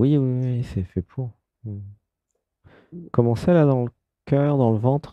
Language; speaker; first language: French; native; French